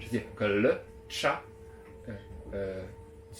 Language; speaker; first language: French; native; French